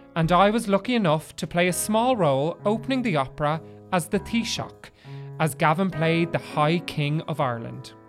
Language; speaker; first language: English; native; English